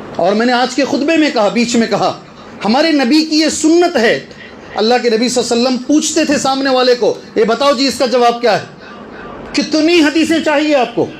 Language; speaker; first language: Urdu; native; Urdu